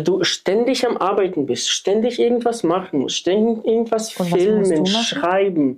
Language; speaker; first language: German; non-native, fluent; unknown